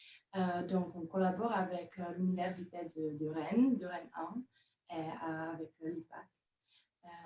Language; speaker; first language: French; non-native, fluent; Czech